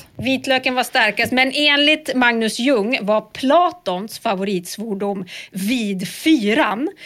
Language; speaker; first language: Swedish; native; Swedish